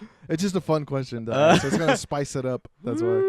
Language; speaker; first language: English; native; English